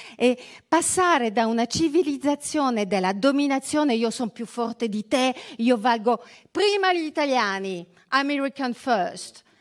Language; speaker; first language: Italian; early bilingual, heritage; French